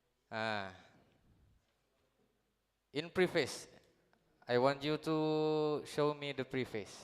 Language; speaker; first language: English; non-native, learner; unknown